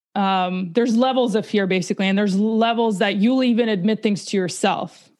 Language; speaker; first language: English; early bilingual, other home language; Russian